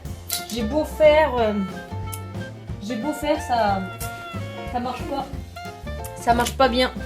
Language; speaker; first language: French; native; French